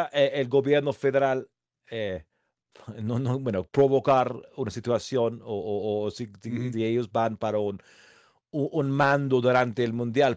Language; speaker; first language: Spanish; non-native, fluent; English